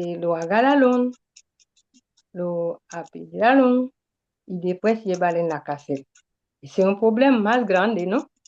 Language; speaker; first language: Spanish; non-native, learner; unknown